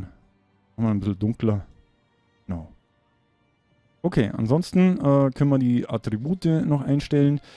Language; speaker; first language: German; native; German